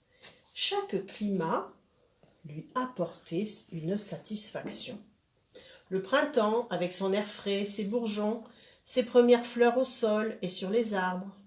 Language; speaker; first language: French; native; French